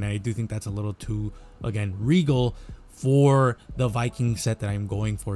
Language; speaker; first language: English; native; English